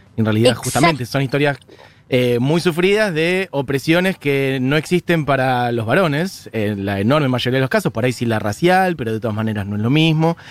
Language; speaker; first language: Spanish; native; Spanish